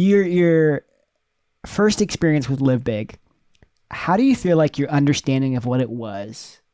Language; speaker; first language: English; native; English